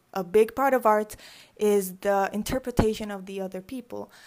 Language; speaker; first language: English; early bilingual, other home language; Spanish